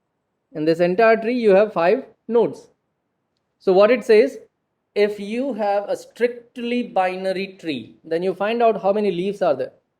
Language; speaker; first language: English; non-native, local second language; Gujarati